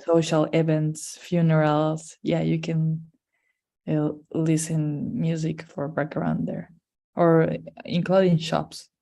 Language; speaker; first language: English; non-native, fluent; Spanish